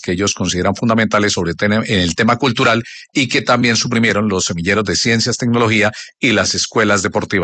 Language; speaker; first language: Spanish; native; Spanish